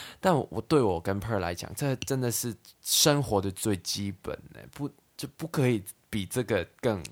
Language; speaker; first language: Chinese; non-native, local second language; Cantonese